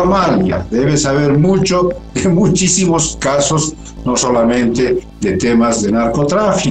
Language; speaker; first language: Spanish; native; Spanish